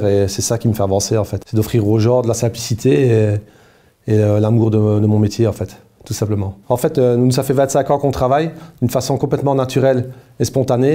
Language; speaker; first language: French; native; French